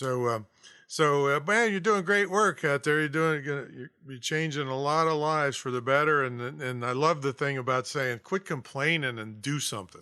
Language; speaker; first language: English; native; English